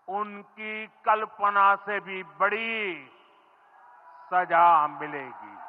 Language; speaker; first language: Hindi; non-native, local second language; Gujarati